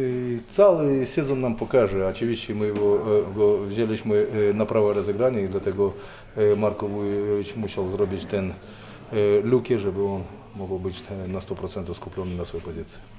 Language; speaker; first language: Polish; non-native, fluent; Russian